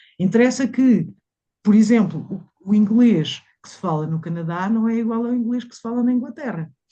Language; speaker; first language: Portuguese; native; Portuguese